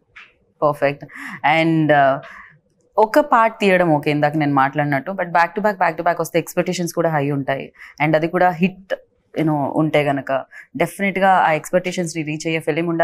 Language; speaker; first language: Telugu; native; Telugu